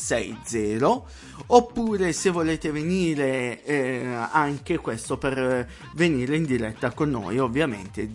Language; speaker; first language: Italian; native; Italian